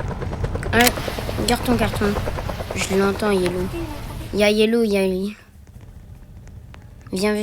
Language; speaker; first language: French; native; French